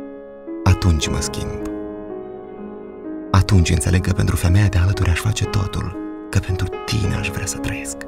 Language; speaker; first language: Romanian; native; Romanian